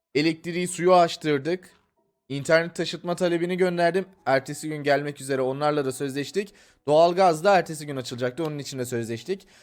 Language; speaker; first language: Turkish; native; Turkish